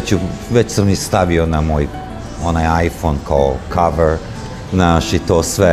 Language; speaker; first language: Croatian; early bilingual, heritage; Croatian